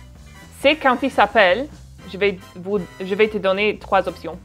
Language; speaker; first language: French; non-native, fluent; English